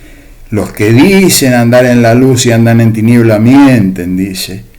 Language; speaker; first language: Spanish; native; Spanish